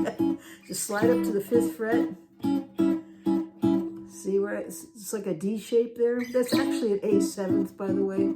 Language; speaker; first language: English; native; English